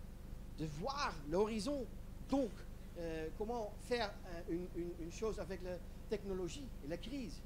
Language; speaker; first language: French; non-native, learner; Dutch